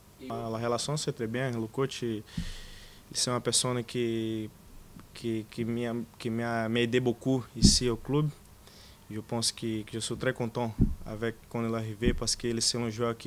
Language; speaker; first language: French; non-native, learner; Portuguese